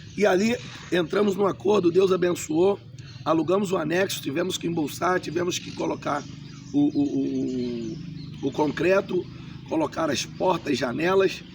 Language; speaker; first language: Portuguese; native; Portuguese